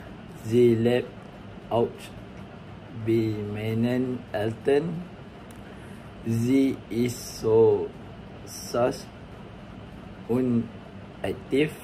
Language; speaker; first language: German; non-native, learner; Malay